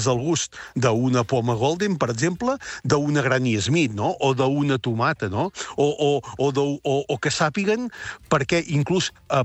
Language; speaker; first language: Catalan; native; Catalan